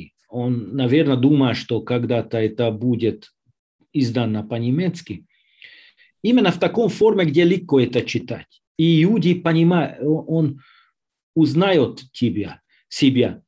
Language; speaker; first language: Russian; non-native, learner; Hungarian